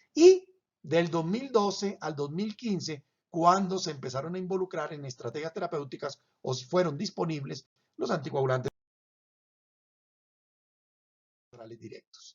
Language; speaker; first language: Spanish; native; Spanish